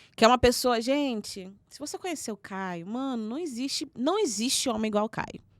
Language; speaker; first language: Portuguese; native; Portuguese